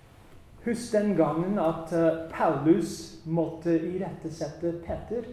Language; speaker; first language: Norwegian; non-native, fluent; English